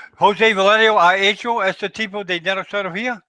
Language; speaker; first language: Spanish; non-native, learner; English